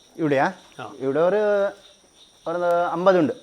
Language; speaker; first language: Malayalam; non-native, learner; Kannada